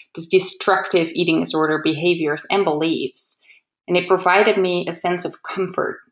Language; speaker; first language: English; non-native, fluent; Dutch